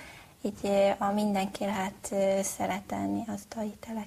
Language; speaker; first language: Hungarian; non-native, learner; Korean